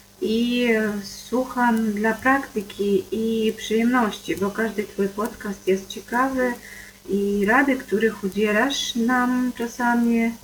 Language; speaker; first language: Polish; non-native, fluent; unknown